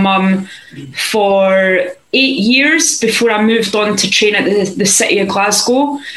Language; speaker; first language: English; native; English